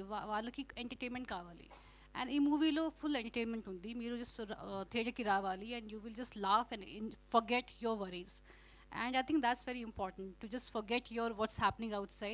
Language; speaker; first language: Telugu; non-native, fluent; Hindi